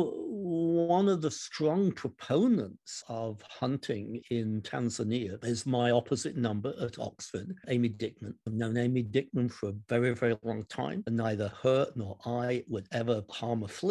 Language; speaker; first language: English; native; English